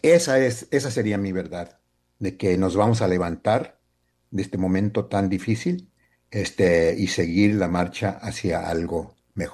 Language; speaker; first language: Spanish; early bilingual, heritage; Spanish